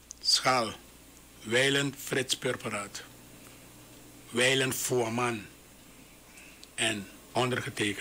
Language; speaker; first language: Dutch; non-native, local second language; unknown